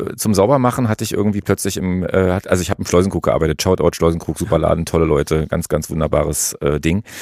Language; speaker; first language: German; native; German